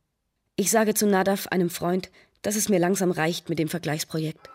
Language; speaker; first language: German; native; German